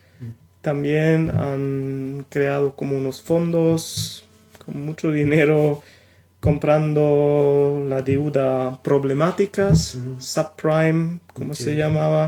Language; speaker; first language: Spanish; non-native, fluent; German